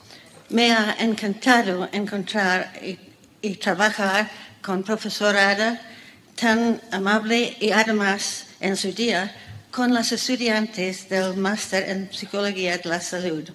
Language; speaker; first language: Spanish; non-native, fluent; English